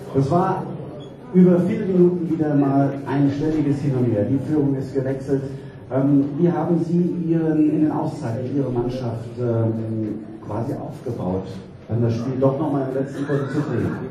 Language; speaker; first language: German; native; German